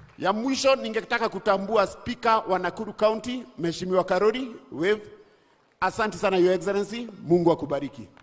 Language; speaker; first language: Swahili; non-native, local second language; Kikuyu